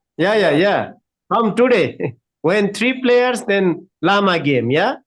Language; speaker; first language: English; non-native, learner; Nepali